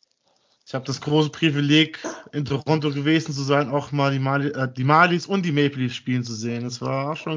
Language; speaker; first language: German; native; German